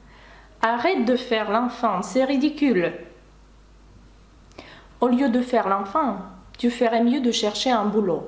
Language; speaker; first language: French; non-native, fluent; Russian